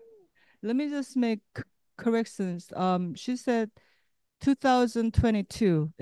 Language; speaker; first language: English; non-native, fluent; Korean